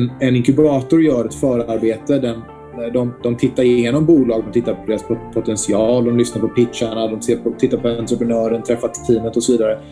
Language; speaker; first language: Swedish; early bilingual, heritage; Swedish